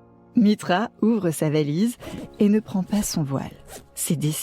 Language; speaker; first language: French; native; French